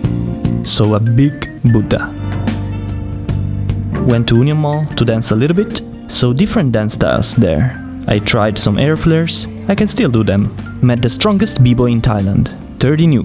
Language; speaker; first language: English; non-native, fluent; Italian